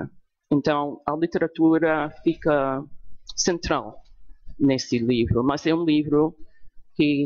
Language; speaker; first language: Portuguese; non-native, fluent; English